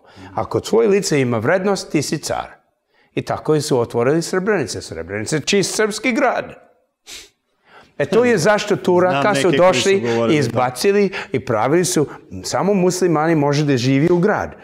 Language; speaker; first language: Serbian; early bilingual, heritage; English